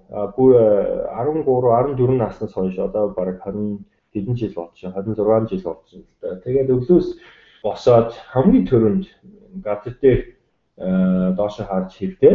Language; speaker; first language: Mongolian; non-native, fluent; English